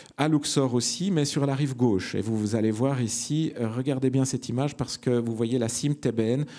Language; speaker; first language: French; native; French